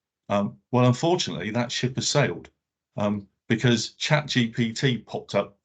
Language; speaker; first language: English; native; English